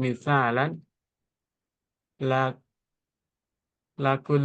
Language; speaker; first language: Arabic; non-native, learner; Indonesian